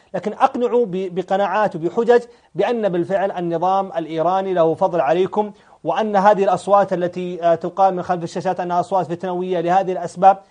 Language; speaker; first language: Arabic; native; Arabic